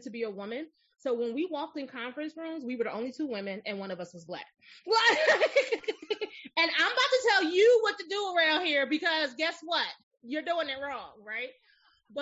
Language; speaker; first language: English; native; English